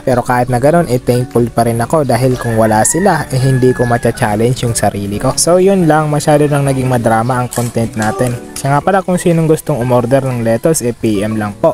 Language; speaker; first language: Filipino; non-native, local second language; Bikol